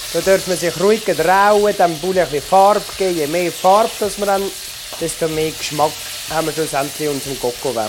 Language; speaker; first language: German; native; German